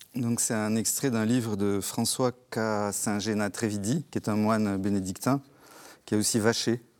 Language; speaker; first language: French; native; French